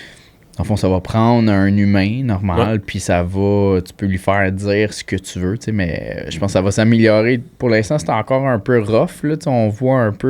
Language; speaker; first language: French; native; French